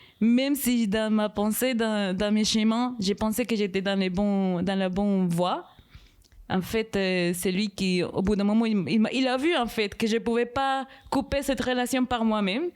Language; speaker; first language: French; non-native, fluent; Spanish